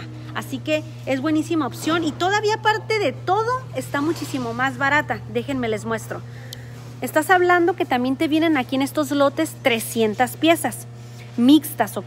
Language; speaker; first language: Spanish; native; Spanish